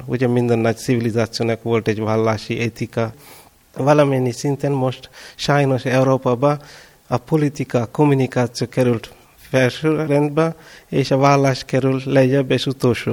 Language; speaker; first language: Hungarian; non-native, fluent; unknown